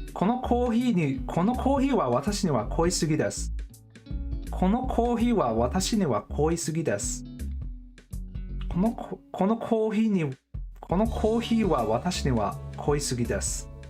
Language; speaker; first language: Japanese; non-native, learner; English